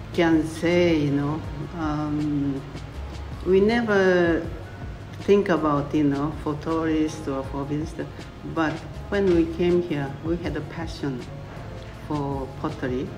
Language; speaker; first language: English; non-native, fluent; Japanese